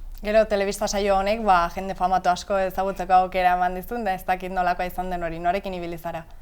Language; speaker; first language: Basque; native; Basque